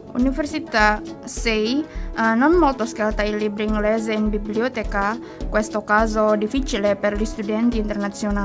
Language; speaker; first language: Italian; non-native, learner; Indonesian